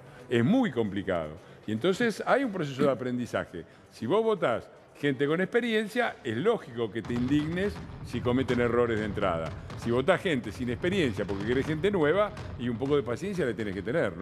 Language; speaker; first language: Spanish; native; Spanish